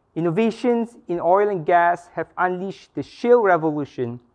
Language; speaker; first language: English; non-native, local second language; Malay